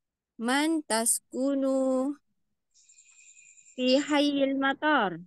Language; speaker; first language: Arabic; non-native, fluent; Indonesian